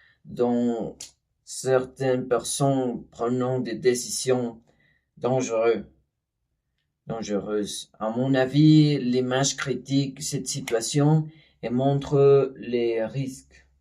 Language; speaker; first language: French; non-native, learner; Spanish